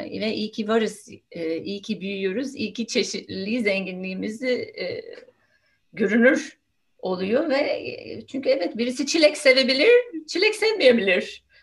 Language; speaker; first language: Turkish; non-native, fluent; English